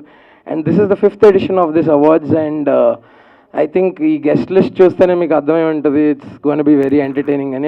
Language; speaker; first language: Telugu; native; Telugu